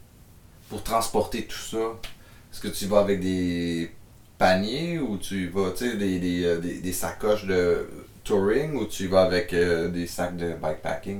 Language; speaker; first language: French; native; French